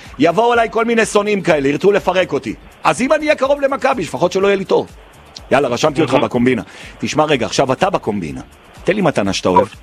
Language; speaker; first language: Hebrew; native; Hebrew